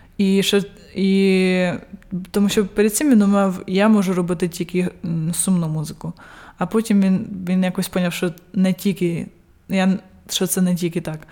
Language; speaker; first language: Ukrainian; early bilingual, heritage; Ukrainian